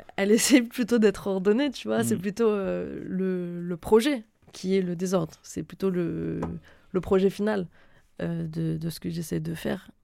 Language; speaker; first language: French; native; French